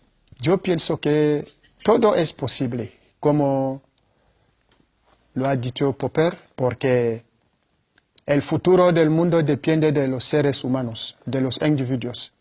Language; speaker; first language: Spanish; non-native, fluent; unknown